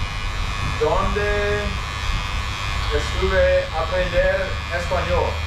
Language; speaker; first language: Spanish; non-native, learner; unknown